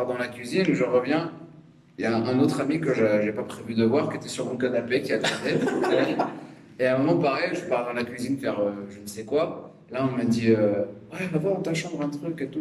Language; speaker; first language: French; native; French